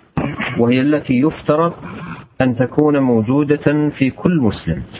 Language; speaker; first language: Arabic; native; Arabic